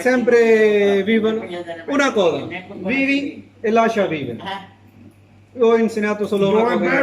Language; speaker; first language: Italian; non-native, learner; Urdu